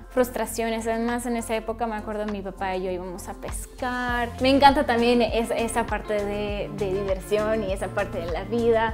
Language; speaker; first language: Spanish; non-native, fluent; Russian